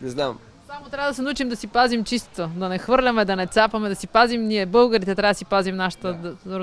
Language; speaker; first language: Bulgarian; native; Bulgarian